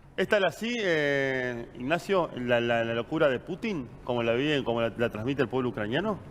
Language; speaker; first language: Spanish; native; Spanish